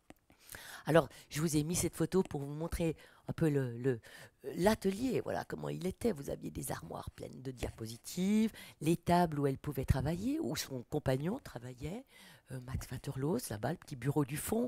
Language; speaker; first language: French; native; French